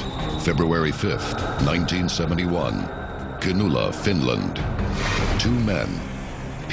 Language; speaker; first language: English; native; English